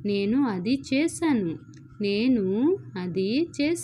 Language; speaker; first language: Telugu; non-native, local second language; Odia